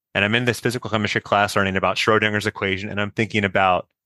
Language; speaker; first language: English; native; English